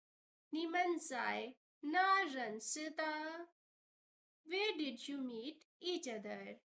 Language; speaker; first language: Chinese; non-native, fluent; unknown